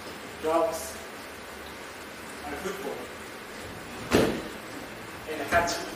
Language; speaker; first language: Spanish; non-native, learner; Japanese